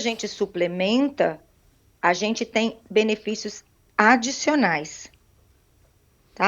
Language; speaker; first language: Portuguese; native; Portuguese